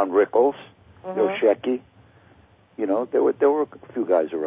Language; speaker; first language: English; native; English